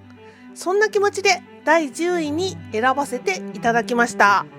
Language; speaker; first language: Japanese; native; Japanese